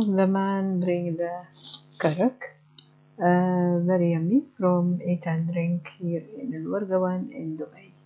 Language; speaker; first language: English; non-native, learner; Arabic